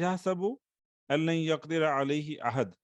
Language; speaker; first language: Arabic; non-native, fluent; Urdu